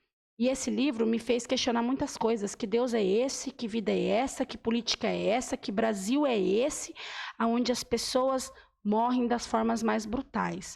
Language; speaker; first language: Portuguese; native; Portuguese